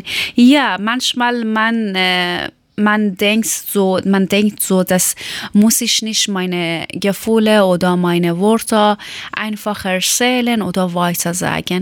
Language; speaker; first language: German; non-native, learner; Persian